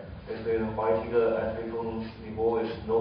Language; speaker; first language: German; non-native, fluent; Chinese